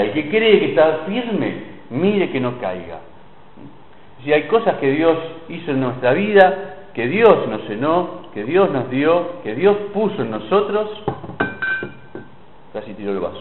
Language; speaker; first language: Spanish; native; Spanish